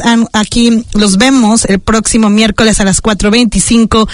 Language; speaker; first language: Spanish; native; Spanish